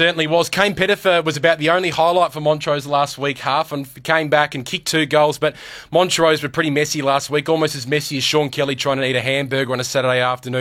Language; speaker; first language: English; native; English